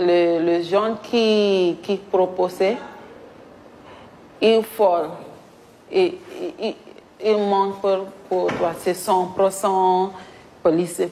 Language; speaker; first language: French; non-native, learner; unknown